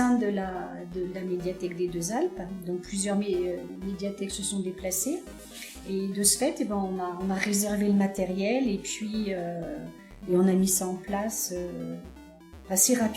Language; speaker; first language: French; native; French